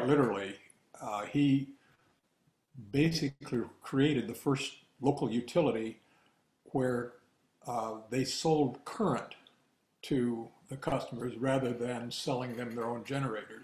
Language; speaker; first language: English; native; English